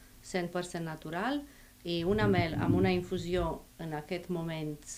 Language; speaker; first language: Catalan; non-native, fluent; Romanian